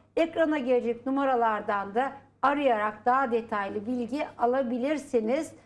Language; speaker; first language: Turkish; native; Turkish